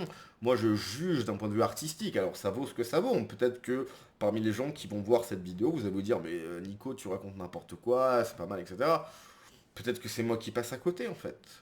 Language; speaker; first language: French; native; French